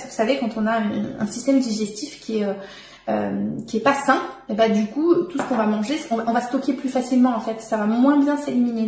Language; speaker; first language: French; native; French